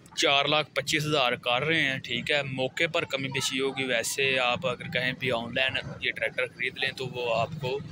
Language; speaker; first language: Urdu; non-native, local second language; Punjabi